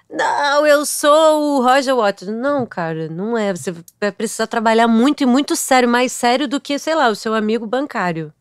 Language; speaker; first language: Portuguese; native; Portuguese